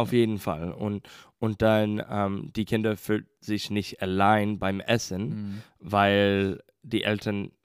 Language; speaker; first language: German; non-native, fluent; English